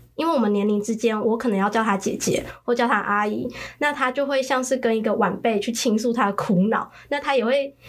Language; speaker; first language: Chinese; early bilingual, other home language; Khmer